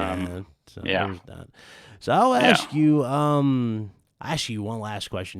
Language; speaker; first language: English; native; English